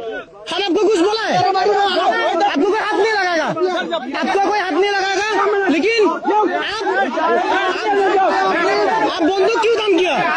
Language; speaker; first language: Hindi; non-native, learner; Bangla